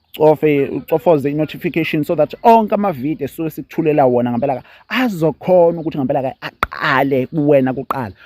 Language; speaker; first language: Zulu; native; Zulu